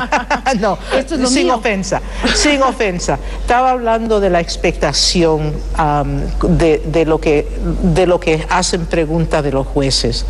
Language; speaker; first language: Spanish; early bilingual, heritage; Spanish